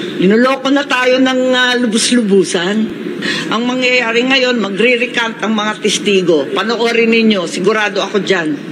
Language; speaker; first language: Filipino; native; Filipino